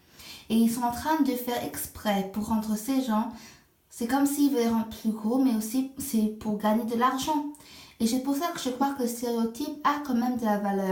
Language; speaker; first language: French; non-native, fluent; English